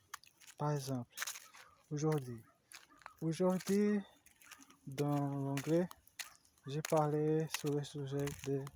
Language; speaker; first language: French; non-native, learner; Portuguese